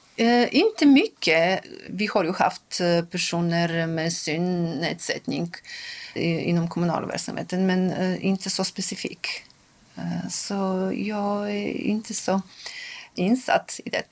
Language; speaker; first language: Swedish; non-native, local second language; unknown